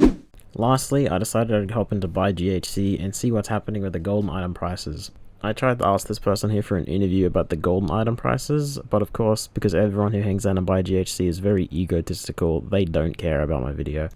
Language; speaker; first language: English; native; English